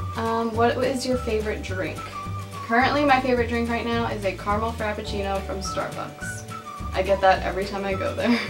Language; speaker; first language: English; native; English